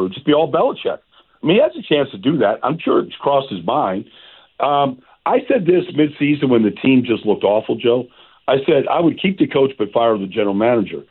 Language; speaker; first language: English; native; English